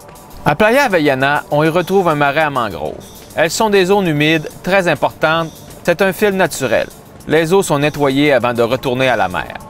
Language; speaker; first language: French; native; French